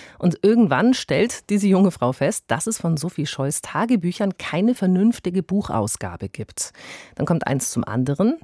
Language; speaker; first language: German; native; German